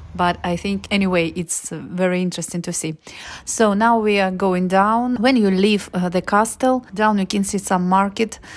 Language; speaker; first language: English; non-native, learner; Russian